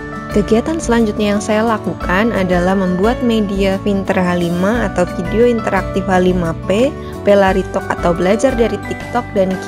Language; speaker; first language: Indonesian; native; Indonesian